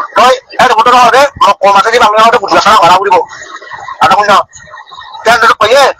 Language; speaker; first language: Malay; non-native, learner; Rohingya